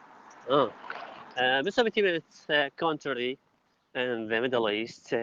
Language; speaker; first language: English; non-native, learner; Arabic